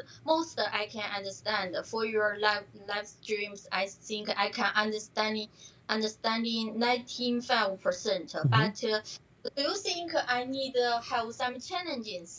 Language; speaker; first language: English; non-native, learner; Chinese